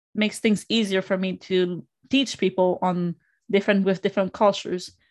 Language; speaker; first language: English; non-native, fluent; Spanish